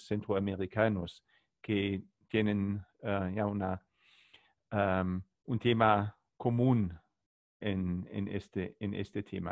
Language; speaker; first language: Spanish; non-native, learner; German